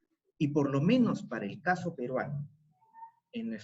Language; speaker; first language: Spanish; native; Spanish